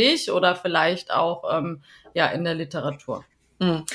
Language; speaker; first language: German; native; German